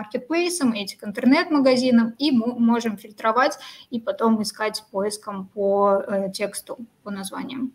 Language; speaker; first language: Russian; native; Russian